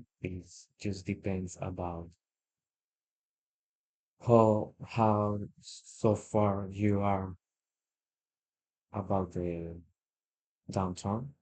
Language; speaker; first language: English; non-native, learner; Spanish